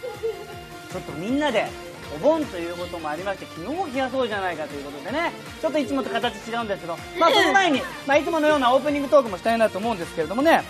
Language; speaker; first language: Japanese; native; Japanese